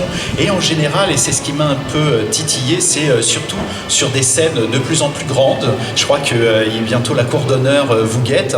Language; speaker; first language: French; native; French